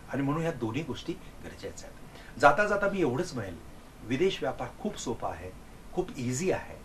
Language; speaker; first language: Marathi; non-native, local second language; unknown